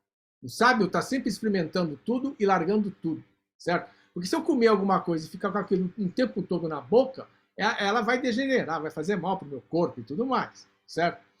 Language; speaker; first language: Portuguese; native; Portuguese